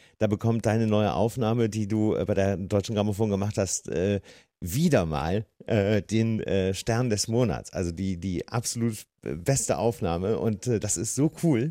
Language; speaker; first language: German; native; German